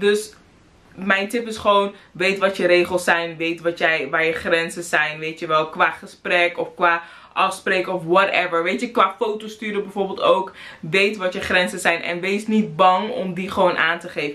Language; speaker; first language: Dutch; native; Dutch